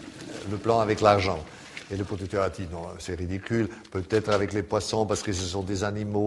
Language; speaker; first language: French; non-native, fluent; German